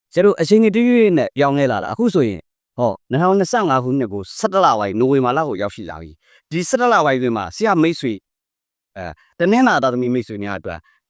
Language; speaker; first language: Burmese; native; Burmese